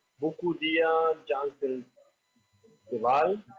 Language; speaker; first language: Indonesian; non-native, learner; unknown